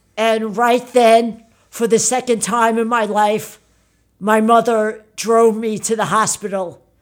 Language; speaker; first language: English; early bilingual, other home language; Italian